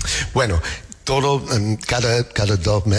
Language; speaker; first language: Spanish; non-native, fluent; English